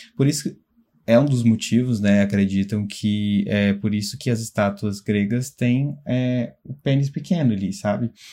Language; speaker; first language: Portuguese; native; Portuguese